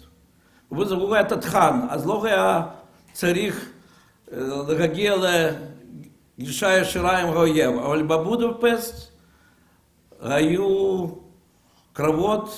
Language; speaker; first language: Hebrew; non-native, fluent; Russian